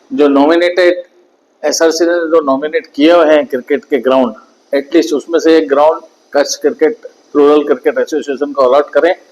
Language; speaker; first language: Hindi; non-native, local second language; Gujarati